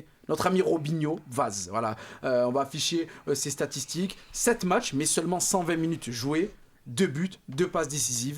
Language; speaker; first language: French; native; French